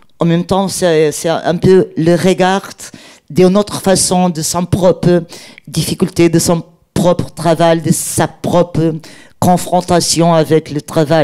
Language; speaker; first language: French; non-native, learner; Portuguese